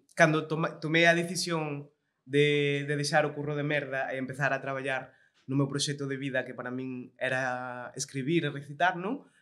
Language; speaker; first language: Galician; non-native, local second language; Kabuverdianu